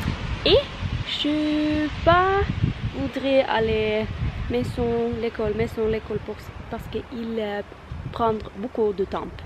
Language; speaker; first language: French; non-native, learner; Norwegian